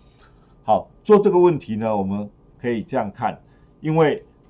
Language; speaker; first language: Chinese; native; Chinese